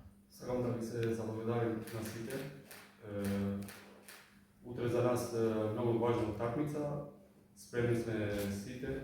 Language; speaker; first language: Macedonian; non-native, local second language; Albanian